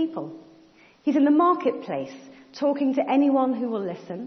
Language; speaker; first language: English; native; English